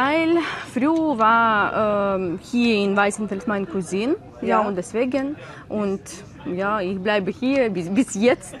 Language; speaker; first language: German; non-native, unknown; Ukrainian